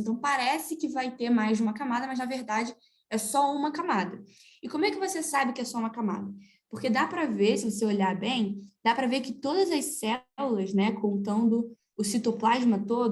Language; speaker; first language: Portuguese; native; Portuguese